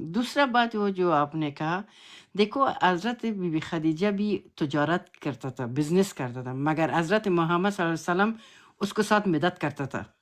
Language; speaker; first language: Hindi; non-native, learner; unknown